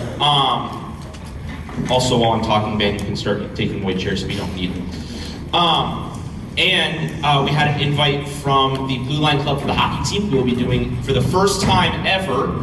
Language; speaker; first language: English; native; English